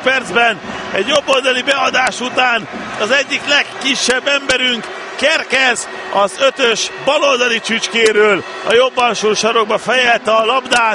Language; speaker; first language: Hungarian; native; Hungarian